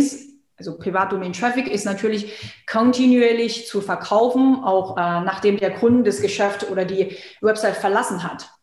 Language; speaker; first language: German; non-native, fluent; Chinese